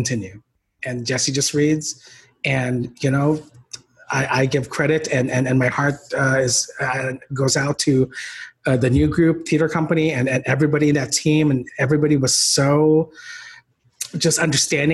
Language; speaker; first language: English; non-native, local second language; Filipino